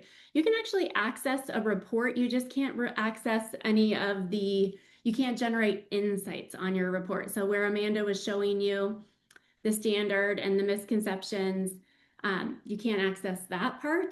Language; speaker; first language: English; native; English